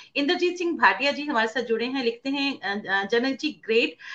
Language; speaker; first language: Hindi; native; Hindi